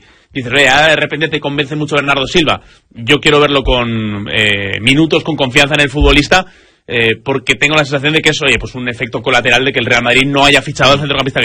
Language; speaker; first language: Spanish; native; Spanish